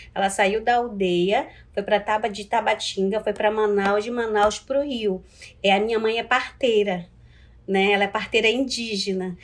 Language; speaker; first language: Portuguese; non-native, local second language; Ticuna